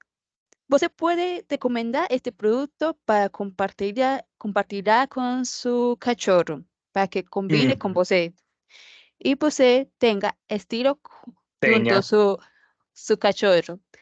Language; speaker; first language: Portuguese; non-native, fluent; Spanish